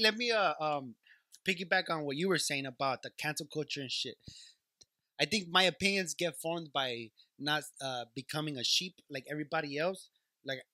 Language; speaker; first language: English; early bilingual, other home language; Spanish